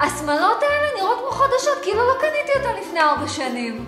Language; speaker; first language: Hebrew; native; Hebrew